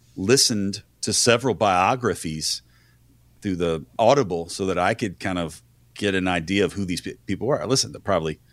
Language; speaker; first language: English; native; English